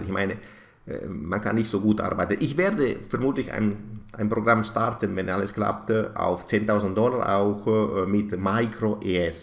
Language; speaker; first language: German; non-native, fluent; Italian